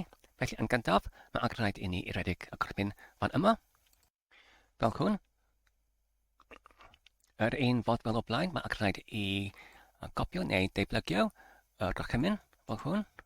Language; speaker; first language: Welsh; non-native, learner; English